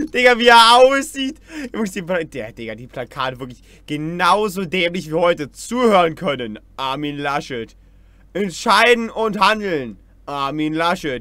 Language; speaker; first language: German; native; German